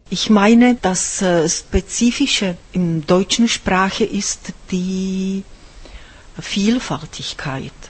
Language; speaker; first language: German; non-native, fluent; Czech